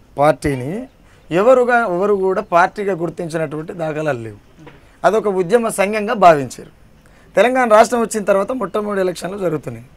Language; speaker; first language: Telugu; native; Telugu